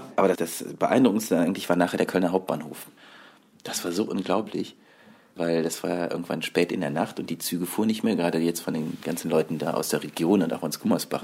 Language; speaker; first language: German; native; German